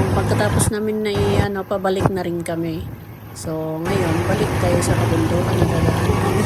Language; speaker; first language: Filipino; non-native, local second language; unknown